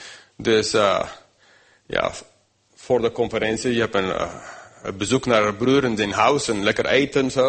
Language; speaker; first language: Dutch; non-native, fluent; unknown